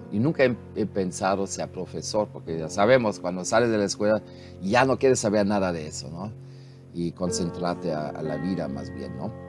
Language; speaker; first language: Spanish; non-native, fluent; German